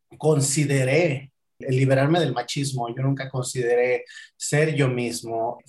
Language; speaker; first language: Spanish; native; Spanish